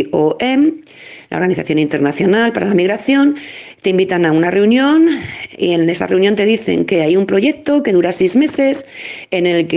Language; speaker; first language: Spanish; native; Spanish